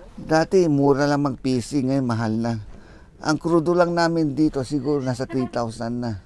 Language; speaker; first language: Filipino; non-native, local second language; Iloko